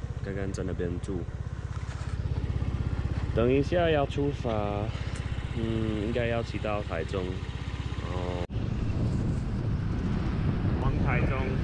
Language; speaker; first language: Chinese; non-native, fluent; English